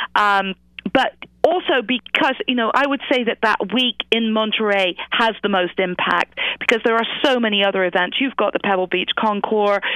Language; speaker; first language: English; native; English